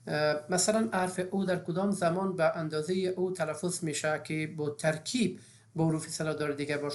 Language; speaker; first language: Persian; native; Persian